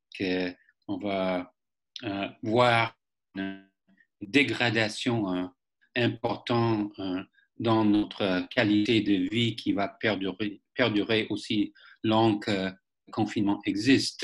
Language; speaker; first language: French; non-native, fluent; English